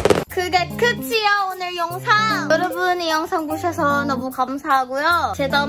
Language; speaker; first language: Korean; non-native, learner; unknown